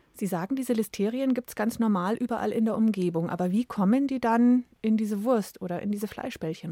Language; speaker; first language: German; native; German